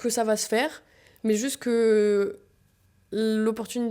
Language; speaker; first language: French; native; French